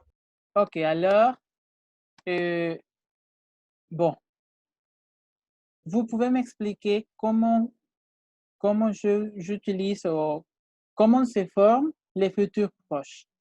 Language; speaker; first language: French; non-native, fluent; Spanish